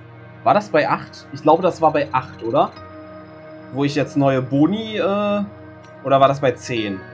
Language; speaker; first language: German; native; German